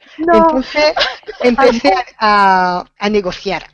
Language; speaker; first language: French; non-native, fluent; Spanish